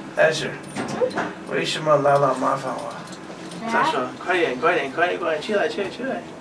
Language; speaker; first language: Chinese; non-native, learner; English